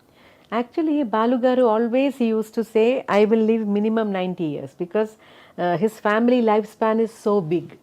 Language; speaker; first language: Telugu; non-native, fluent; Malayalam